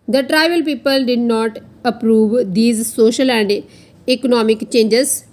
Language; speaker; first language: English; non-native, local second language; Punjabi